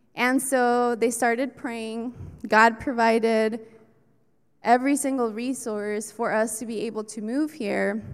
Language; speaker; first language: English; early bilingual, other home language; Spanish